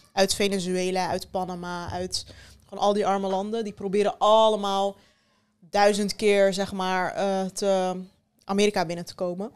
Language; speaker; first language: Dutch; early bilingual, other home language; Turkish